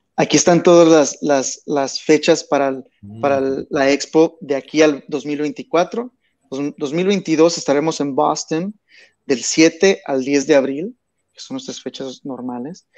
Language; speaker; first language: Spanish; early bilingual, heritage; Spanish